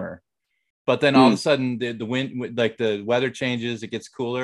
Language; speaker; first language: English; native; English